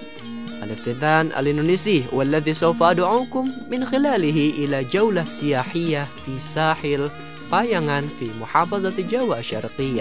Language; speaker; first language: Arabic; non-native, fluent; Indonesian